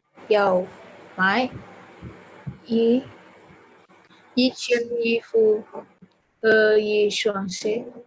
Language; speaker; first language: Chinese; non-native, learner; Indonesian